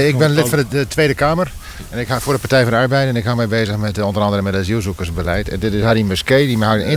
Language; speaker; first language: Dutch; native; Dutch